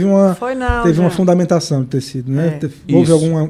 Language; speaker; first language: Portuguese; native; Portuguese